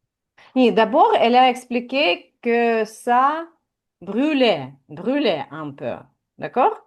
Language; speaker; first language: French; non-native, fluent; Ukrainian